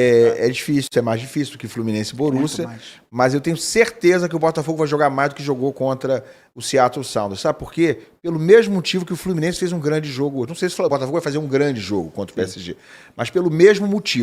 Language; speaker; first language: Portuguese; native; Portuguese